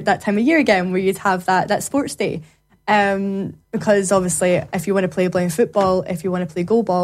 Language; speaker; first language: English; native; English